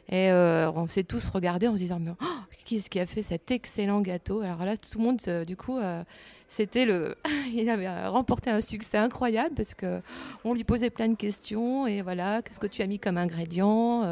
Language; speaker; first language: French; native; French